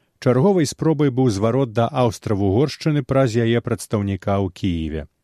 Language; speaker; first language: Belarusian; native; Belarusian